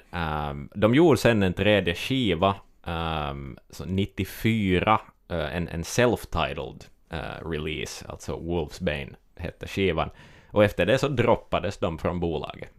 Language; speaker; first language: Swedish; native; Swedish